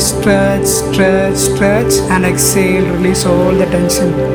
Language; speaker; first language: English; non-native, local second language; Malayalam